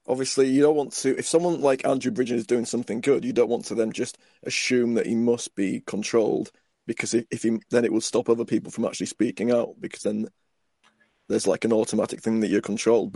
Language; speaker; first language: English; native; English